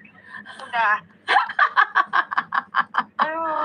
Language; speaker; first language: Indonesian; native; Indonesian